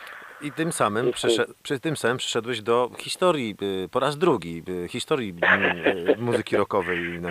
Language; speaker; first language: Polish; native; Polish